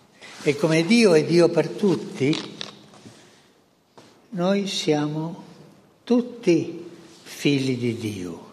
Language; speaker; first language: Italian; non-native, fluent; Spanish